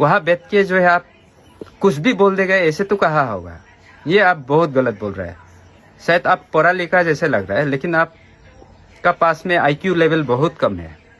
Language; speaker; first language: Hindi; non-native, local second language; Nepali